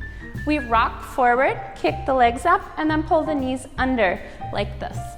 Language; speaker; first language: English; native; English